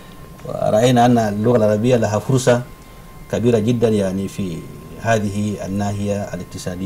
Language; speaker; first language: Arabic; non-native, fluent; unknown